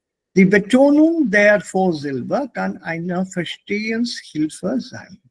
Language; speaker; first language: German; non-native, fluent; Hindi